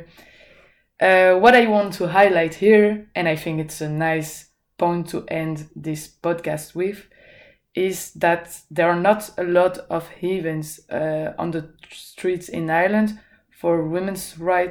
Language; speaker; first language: English; non-native, fluent; French